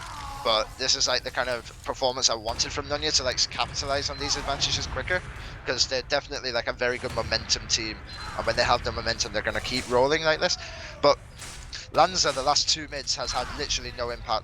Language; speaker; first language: English; native; English